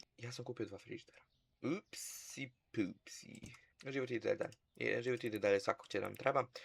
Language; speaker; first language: Bosnian; early bilingual, heritage; Bosnian